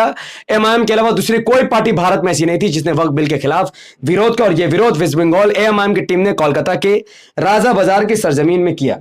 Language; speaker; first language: Hindi; native; Hindi